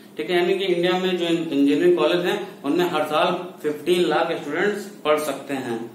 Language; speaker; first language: Hindi; native; Hindi